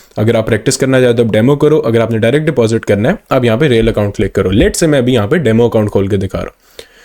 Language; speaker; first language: Urdu; non-native, local second language; Punjabi